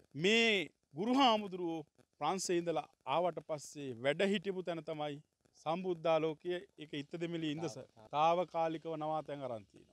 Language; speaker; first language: Sinhala; native; Sinhala